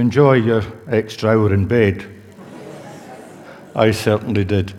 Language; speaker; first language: English; native; English